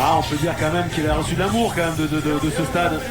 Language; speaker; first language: French; native; French